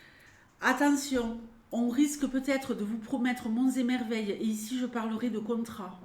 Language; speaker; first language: French; native; French